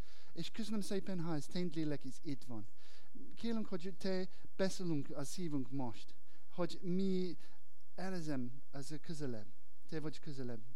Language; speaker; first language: Hungarian; non-native, learner; English